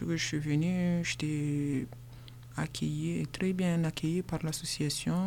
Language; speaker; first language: French; non-native, local second language; Soninke